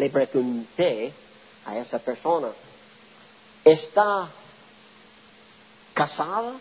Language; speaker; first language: Spanish; non-native, learner; English